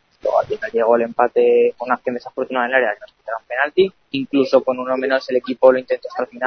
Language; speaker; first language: Spanish; native; Spanish